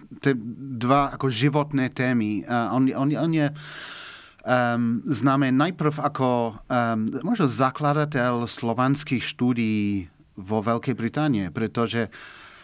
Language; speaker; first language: Slovak; non-native, learner; English